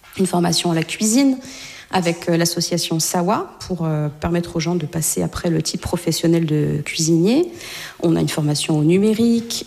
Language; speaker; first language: French; native; French